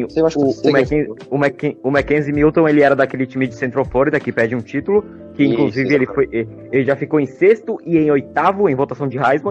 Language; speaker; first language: Portuguese; native; Portuguese